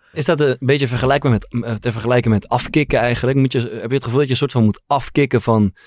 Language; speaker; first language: Dutch; native; Dutch